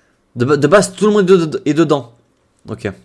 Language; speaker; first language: French; native; French